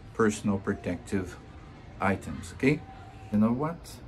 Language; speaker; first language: English; non-native, fluent; Portuguese